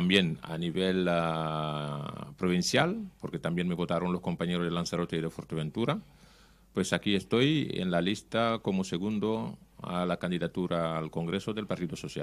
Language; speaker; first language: Spanish; non-native, fluent; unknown